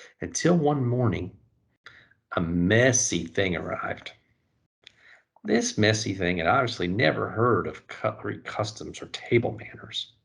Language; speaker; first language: English; native; English